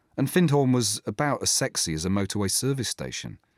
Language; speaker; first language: English; native; English